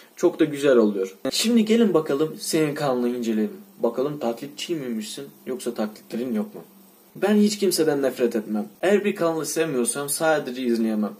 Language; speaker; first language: Turkish; non-native, fluent; Russian